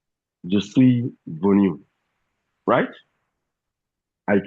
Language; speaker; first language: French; non-native, fluent; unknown